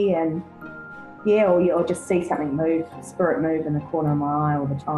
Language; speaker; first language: English; native; English